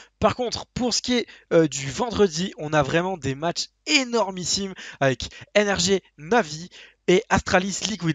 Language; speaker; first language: French; native; French